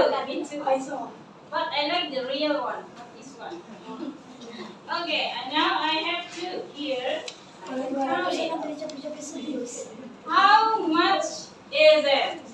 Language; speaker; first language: English; non-native, learner; Indonesian